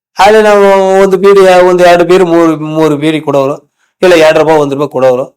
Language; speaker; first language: Kannada; non-native, local second language; Tamil